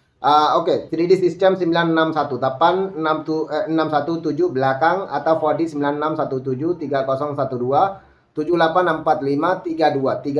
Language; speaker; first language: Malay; non-native, learner; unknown